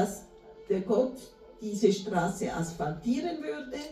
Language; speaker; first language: German; non-native, fluent; Portuguese